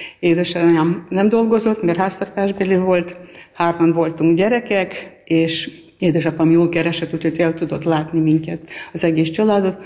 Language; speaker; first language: Hungarian; non-native, fluent; Armenian